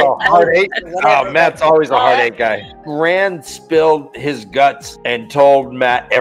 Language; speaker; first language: English; native; English